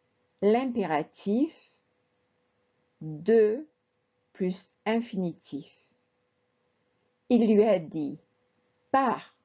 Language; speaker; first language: French; non-native, fluent; Spanish